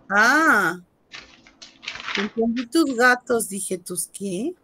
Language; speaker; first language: Spanish; native; Spanish